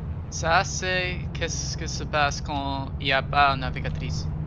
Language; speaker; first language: French; non-native, learner; English